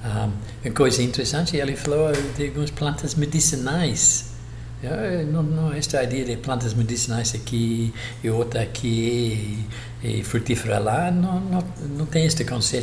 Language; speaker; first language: Portuguese; non-native, fluent; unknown